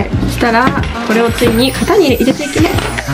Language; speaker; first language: Japanese; native; Japanese